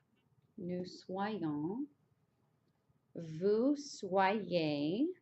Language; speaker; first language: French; non-native, fluent; English